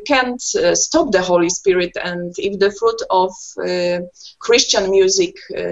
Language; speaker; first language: English; non-native, fluent; Polish